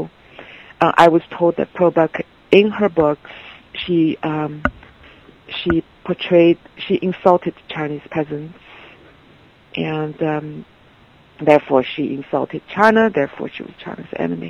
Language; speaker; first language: English; non-native, fluent; Chinese